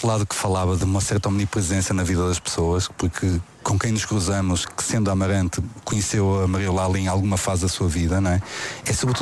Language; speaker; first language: Portuguese; native; Portuguese